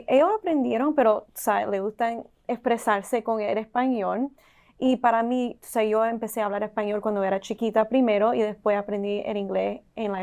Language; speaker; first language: Spanish; early bilingual, heritage; Spanish